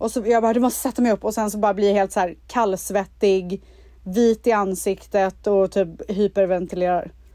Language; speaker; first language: Swedish; native; Swedish